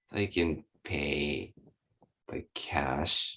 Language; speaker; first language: English; non-native, learner; Japanese